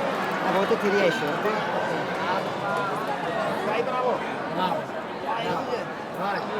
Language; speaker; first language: Italian; native; Italian